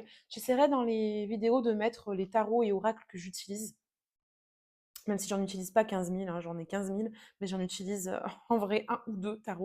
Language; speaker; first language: French; native; French